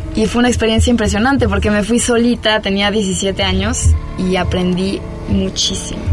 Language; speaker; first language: Spanish; non-native, fluent; French